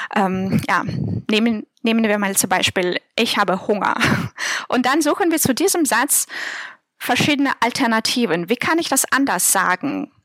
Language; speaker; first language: German; non-native, fluent; Russian